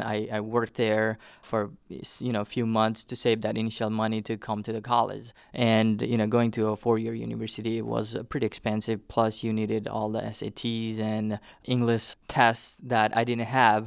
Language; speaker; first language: English; non-native, local second language; Nepali